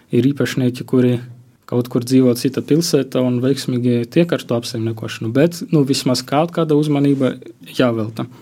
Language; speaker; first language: Latvian; non-native, local second language; Russian